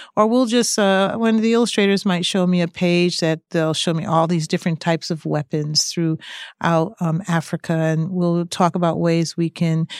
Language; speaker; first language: English; native; English